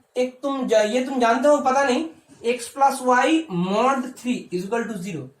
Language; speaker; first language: Hindi; non-native, local second language; Bangla